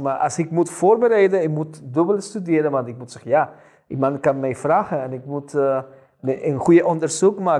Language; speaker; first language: Dutch; non-native, fluent; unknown